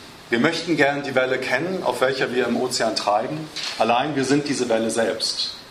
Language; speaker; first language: German; native; German